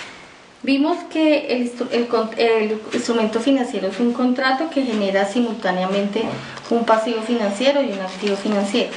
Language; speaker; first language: Spanish; native; Spanish